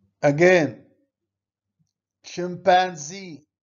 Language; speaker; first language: English; non-native, fluent; Arabic